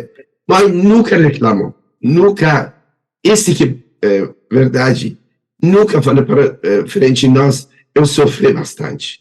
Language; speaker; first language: Portuguese; non-native, learner; Persian